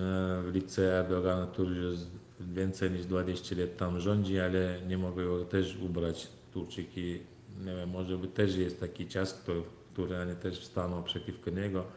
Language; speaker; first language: Polish; non-native, learner; Turkmen